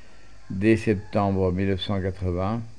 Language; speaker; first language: French; native; French